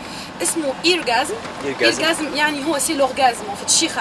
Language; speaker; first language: Arabic; native; Arabic